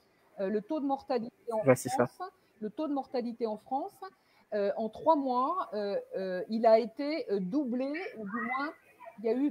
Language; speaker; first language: French; native; French